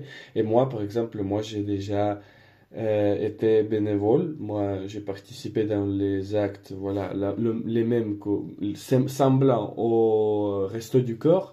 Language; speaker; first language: French; non-native, learner; Spanish